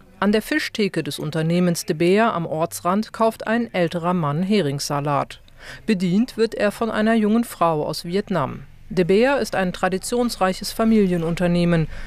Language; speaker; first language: German; native; German